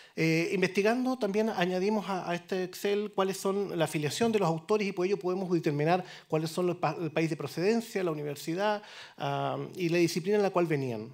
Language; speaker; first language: Spanish; native; Spanish